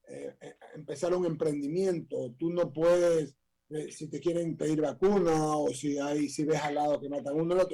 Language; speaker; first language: Spanish; native; Spanish